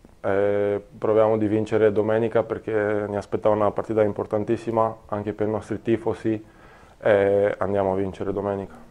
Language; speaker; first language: Italian; non-native, learner; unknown